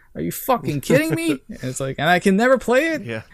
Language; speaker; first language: English; non-native, fluent; Norwegian